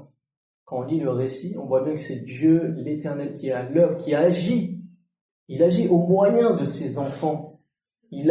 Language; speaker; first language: French; native; French